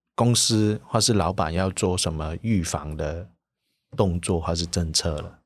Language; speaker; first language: Chinese; non-native, local second language; Cantonese